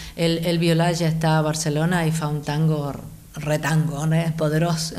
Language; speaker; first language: Catalan; non-native, fluent; Spanish